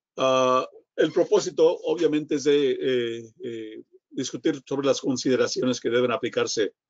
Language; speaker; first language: Spanish; non-native, fluent; English